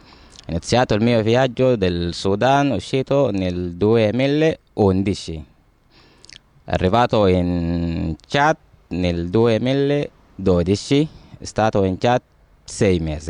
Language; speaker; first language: Italian; non-native, learner; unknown